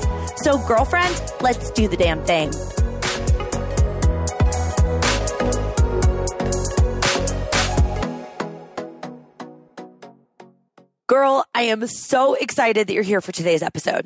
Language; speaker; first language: English; native; English